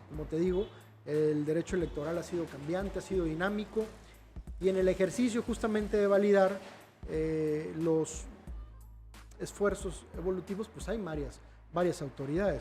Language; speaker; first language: Spanish; native; Spanish